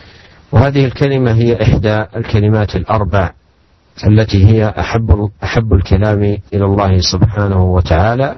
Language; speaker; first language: Arabic; native; Arabic